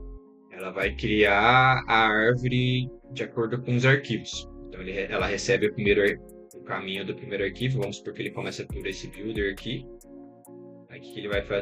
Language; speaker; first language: Portuguese; native; Portuguese